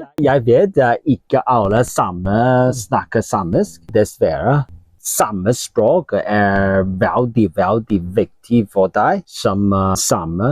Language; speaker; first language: Norwegian; non-native, learner; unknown